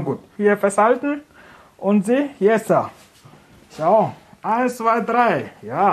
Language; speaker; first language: German; non-native, learner; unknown